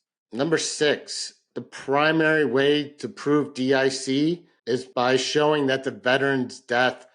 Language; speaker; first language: English; native; English